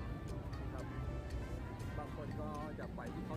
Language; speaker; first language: Thai; native; Thai